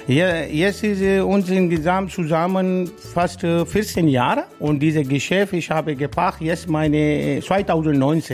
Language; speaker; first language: German; non-native, learner; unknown